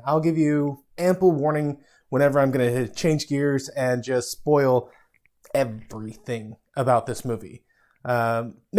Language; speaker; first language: English; native; English